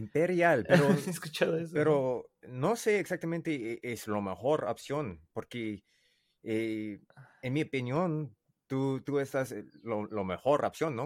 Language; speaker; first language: Spanish; non-native, learner; English